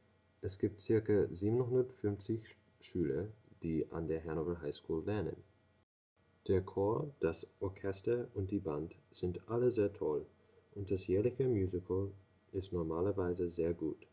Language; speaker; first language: German; non-native, learner; English